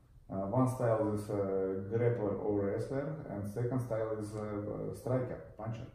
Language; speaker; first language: English; non-native, learner; Russian